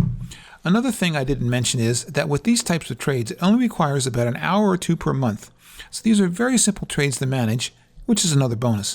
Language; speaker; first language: English; native; English